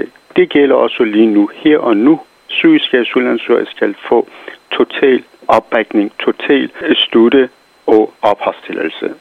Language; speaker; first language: Danish; non-native, fluent; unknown